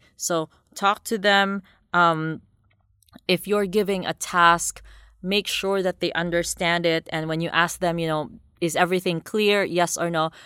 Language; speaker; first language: English; non-native, local second language; Cebuano